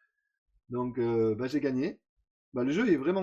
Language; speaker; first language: French; native; French